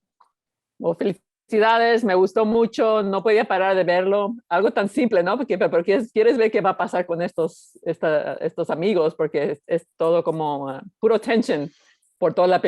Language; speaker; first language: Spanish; early bilingual, heritage; Spanish